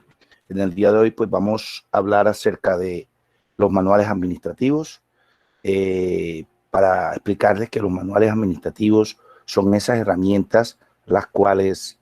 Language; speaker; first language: Spanish; native; Spanish